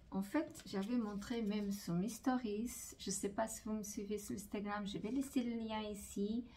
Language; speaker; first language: French; non-native, fluent; Portuguese